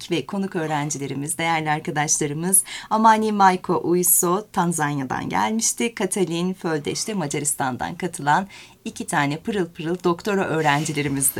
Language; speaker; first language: Turkish; native; Turkish